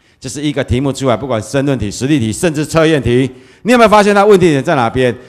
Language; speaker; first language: Chinese; native; Chinese